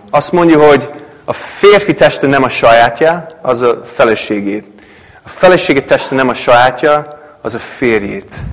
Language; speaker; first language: Hungarian; non-native, fluent; English